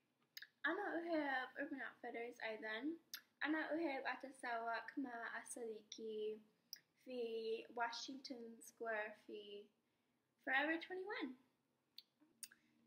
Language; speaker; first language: Arabic; non-native, learner; English